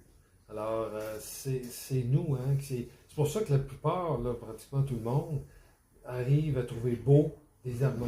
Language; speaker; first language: French; native; French